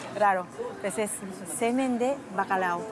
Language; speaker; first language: Spanish; non-native, fluent; Japanese